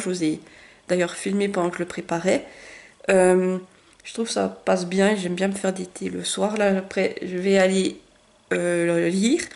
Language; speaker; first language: French; native; French